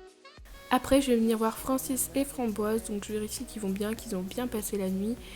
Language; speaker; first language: French; native; French